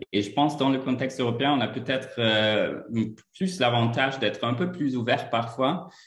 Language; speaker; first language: French; non-native, fluent; German